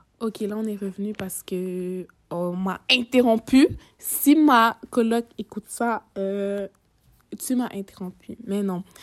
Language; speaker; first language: French; early bilingual, other home language; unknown